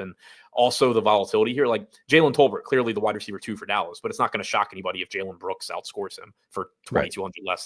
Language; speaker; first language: English; native; English